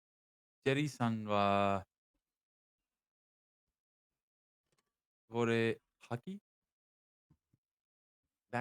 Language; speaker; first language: Japanese; non-native, learner; English